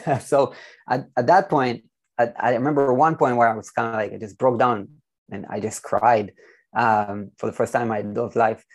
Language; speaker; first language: English; non-native, fluent; Hebrew